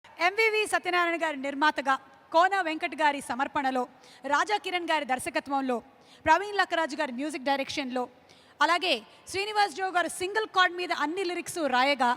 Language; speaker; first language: Telugu; native; Telugu